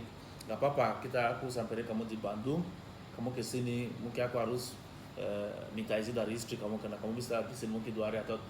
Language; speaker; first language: Indonesian; non-native, fluent; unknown